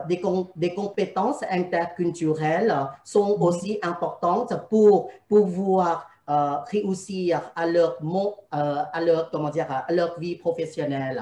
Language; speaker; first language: French; non-native, fluent; Thai